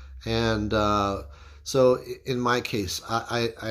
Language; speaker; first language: English; native; English